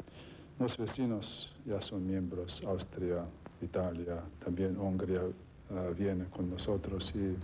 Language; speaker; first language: Spanish; non-native, fluent; Slovenian